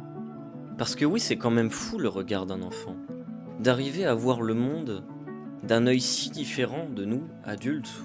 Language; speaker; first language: French; native; French